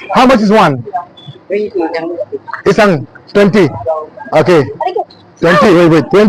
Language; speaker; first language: English; non-native, fluent; French